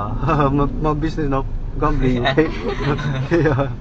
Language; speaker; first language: English; non-native, learner; Korean